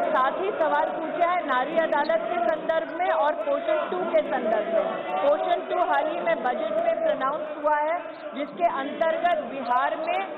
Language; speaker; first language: Hindi; native; Hindi